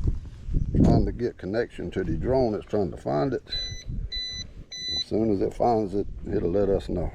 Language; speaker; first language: English; native; English